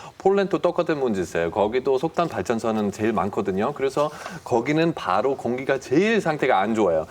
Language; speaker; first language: Korean; non-native, fluent; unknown